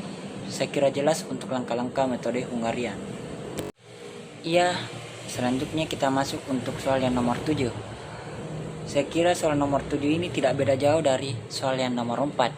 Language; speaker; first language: Indonesian; native; Indonesian